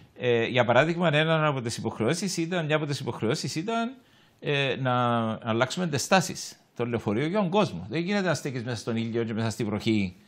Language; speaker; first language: Greek; native; Greek